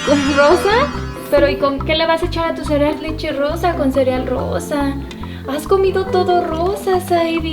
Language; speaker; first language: Spanish; native; Spanish